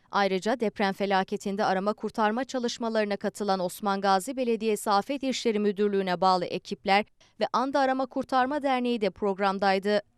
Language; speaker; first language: Turkish; native; Turkish